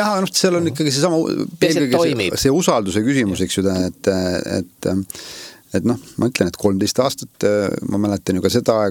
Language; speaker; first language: Estonian; native; Estonian